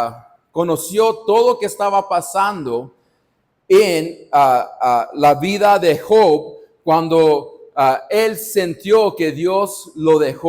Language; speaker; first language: Spanish; non-native, fluent; English